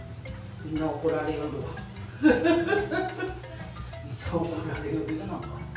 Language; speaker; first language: Japanese; native; Japanese